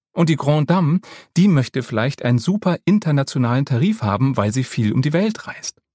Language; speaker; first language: German; native; German